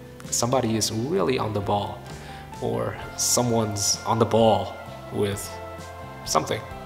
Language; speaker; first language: English; non-native, fluent; Vietnamese